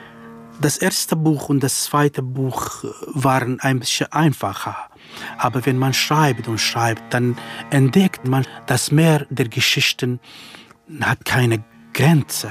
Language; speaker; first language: German; non-native, fluent; Kurdish